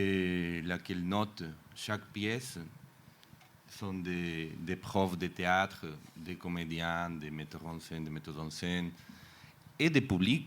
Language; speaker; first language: French; non-native, fluent; Spanish